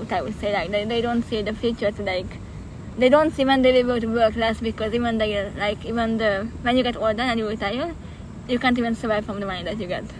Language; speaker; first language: English; non-native, fluent; Hungarian